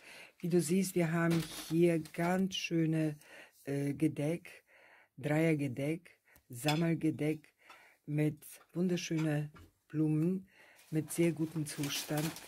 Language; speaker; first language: German; non-native, fluent; Russian